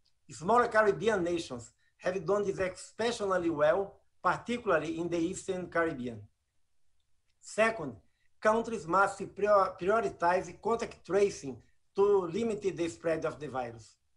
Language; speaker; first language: English; non-native, fluent; Portuguese